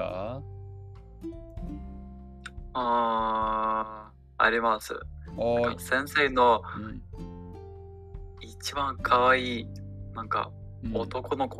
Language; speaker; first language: Japanese; non-native, learner; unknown